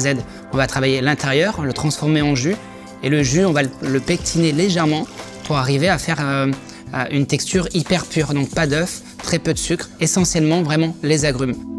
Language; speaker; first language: French; native; French